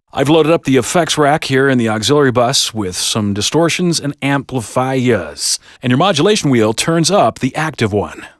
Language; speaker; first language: English; native; English